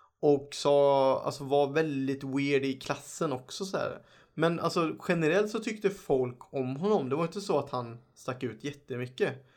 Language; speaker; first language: Swedish; native; Swedish